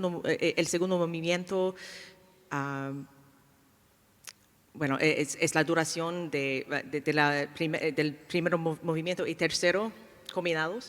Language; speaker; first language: Spanish; non-native, fluent; English